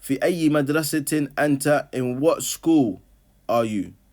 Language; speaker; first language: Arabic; non-native, fluent; English